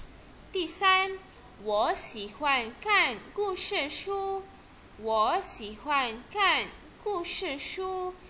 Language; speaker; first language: Chinese; non-native, local second language; Malay